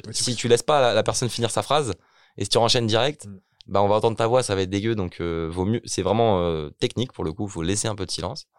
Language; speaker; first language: French; native; French